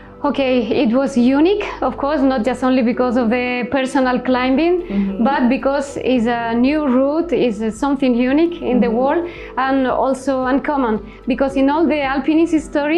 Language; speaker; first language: English; non-native, learner; Spanish